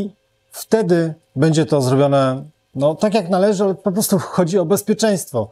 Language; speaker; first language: Polish; native; Polish